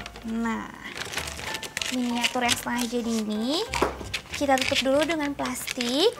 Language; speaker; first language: Indonesian; native; Indonesian